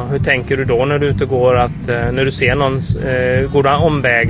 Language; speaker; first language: Swedish; native; Swedish